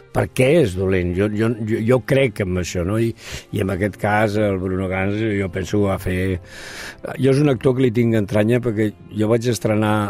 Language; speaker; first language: Catalan; non-native, local second language; Spanish